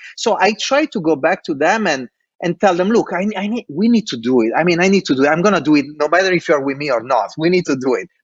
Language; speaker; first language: English; non-native, fluent; Italian